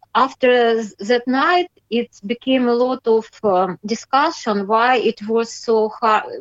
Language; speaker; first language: English; non-native, learner; Russian